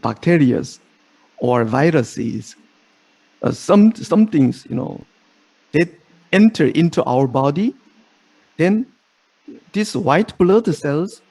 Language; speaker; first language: English; non-native, fluent; Korean